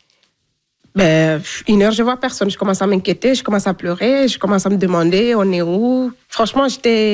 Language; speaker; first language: French; non-native, local second language; Fula